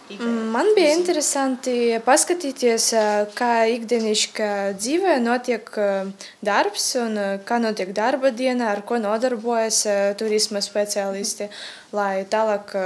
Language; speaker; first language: Latvian; non-native, local second language; Russian